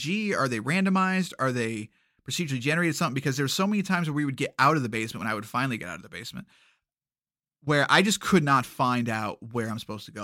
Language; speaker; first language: English; native; English